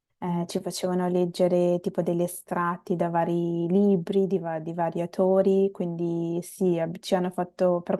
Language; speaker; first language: Italian; early bilingual, other home language; Bangla